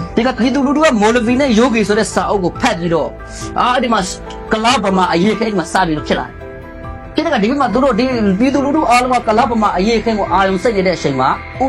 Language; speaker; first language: Burmese; non-native, local second language; Rohingya